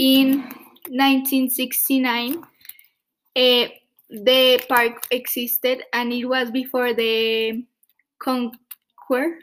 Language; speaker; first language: English; non-native, fluent; Spanish